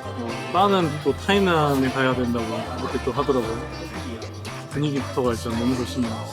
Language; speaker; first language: Korean; native; Korean